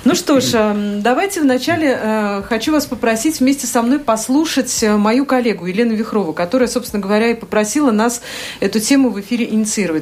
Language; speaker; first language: Russian; native; Russian